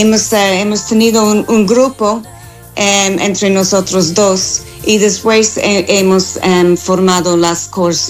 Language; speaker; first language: Spanish; non-native, fluent; English